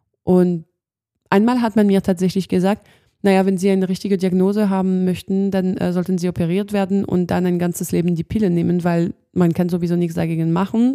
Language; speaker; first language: German; non-native, fluent; French